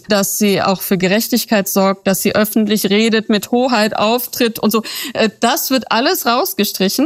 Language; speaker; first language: German; native; German